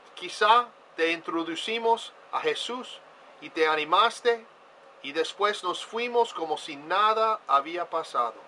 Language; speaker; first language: Spanish; non-native, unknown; English